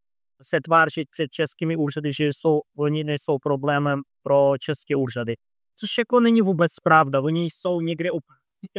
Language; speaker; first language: Czech; non-native, fluent; Russian